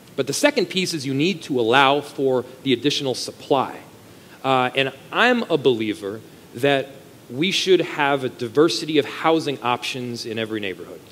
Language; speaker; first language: English; native; English